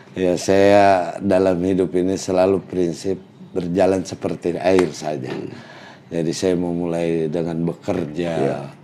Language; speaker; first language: Indonesian; native; Indonesian